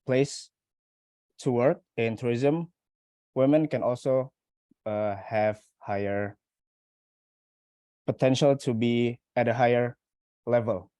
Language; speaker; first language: English; non-native, learner; Indonesian